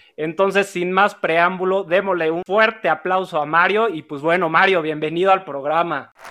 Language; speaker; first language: Spanish; native; Spanish